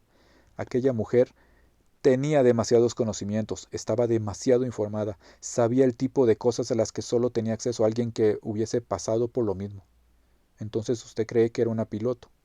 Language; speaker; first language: Spanish; native; Spanish